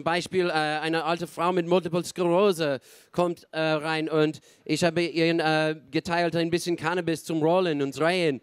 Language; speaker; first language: German; non-native, learner; English